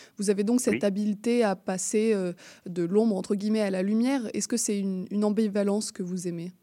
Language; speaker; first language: French; native; French